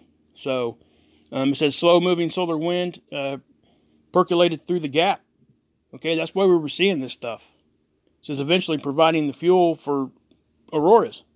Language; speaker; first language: English; native; English